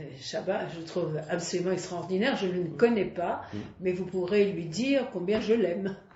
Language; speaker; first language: French; native; French